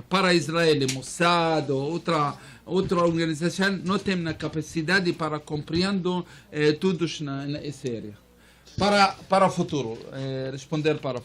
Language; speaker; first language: Spanish; non-native, learner; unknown